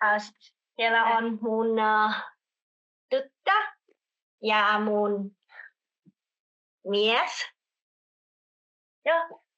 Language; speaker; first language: Finnish; non-native, learner; Vietnamese